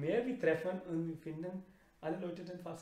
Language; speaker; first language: German; non-native, learner; Urdu